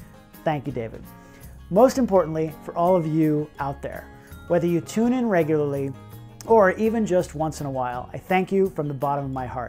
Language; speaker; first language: English; native; English